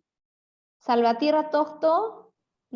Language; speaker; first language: Spanish; native; Spanish